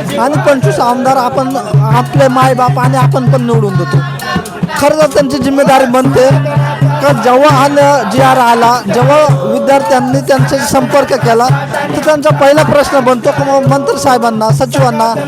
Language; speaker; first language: Marathi; non-native, local second language; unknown